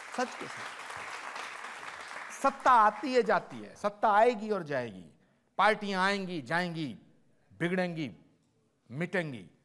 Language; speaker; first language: Hindi; native; Hindi